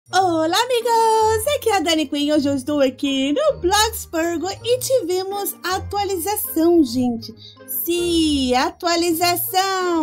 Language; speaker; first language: Portuguese; non-native, fluent; Spanish